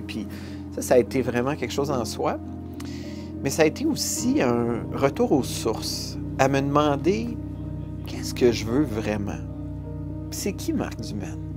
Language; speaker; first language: French; native; French